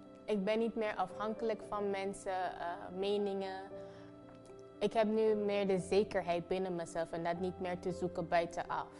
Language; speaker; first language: Dutch; early bilingual, other home language; Papiamento